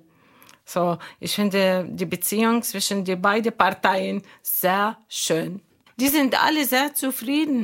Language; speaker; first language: German; non-native, learner; Arabic